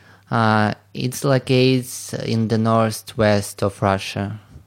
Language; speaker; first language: English; non-native, learner; Russian